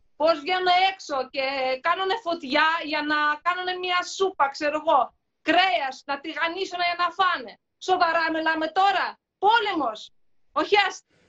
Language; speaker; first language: Greek; early bilingual, heritage; Greek